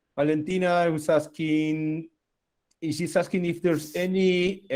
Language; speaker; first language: English; non-native, fluent; Spanish